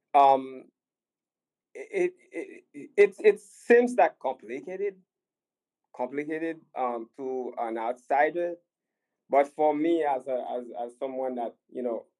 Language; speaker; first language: English; non-native, fluent; Haitian Creole